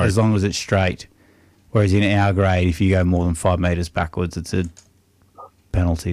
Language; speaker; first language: English; native; English